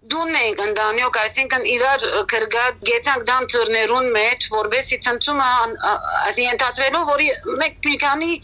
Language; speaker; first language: Armenian; early bilingual, heritage; Armenian